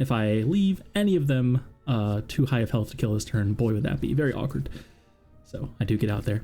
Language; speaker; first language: English; native; English